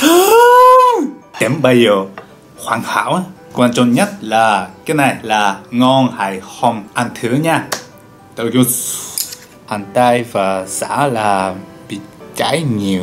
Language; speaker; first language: Vietnamese; non-native, learner; Japanese